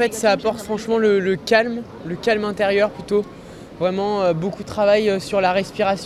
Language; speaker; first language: French; native; French